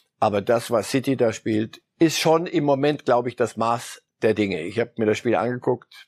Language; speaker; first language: German; native; German